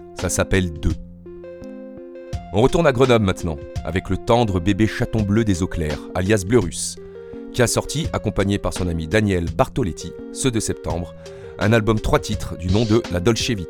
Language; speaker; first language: French; native; French